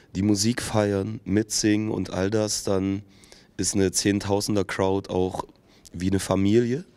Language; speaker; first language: German; native; German